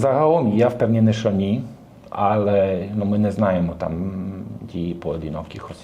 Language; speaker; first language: Ukrainian; non-native, learner; Polish